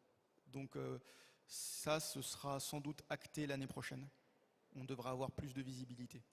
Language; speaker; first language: French; native; French